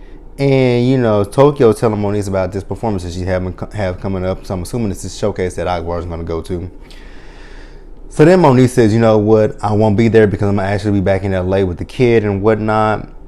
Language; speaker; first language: English; native; English